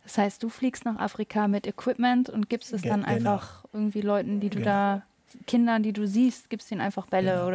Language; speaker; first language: German; native; German